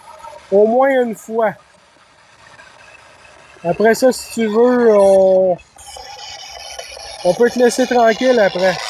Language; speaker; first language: French; native; French